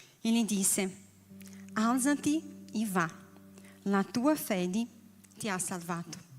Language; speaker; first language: Italian; non-native, learner; Portuguese